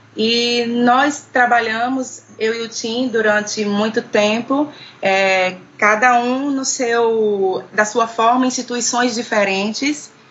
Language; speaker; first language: Portuguese; native; Portuguese